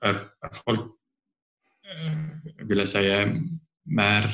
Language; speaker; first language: Norwegian; non-native, fluent; Estonian